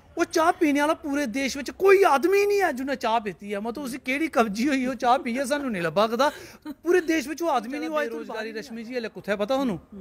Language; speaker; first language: Punjabi; non-native, local second language; Dogri